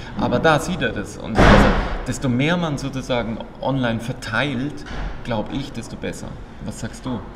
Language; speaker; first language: German; native; German